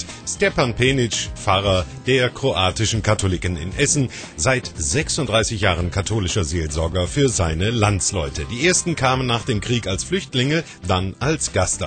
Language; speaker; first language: German; native; German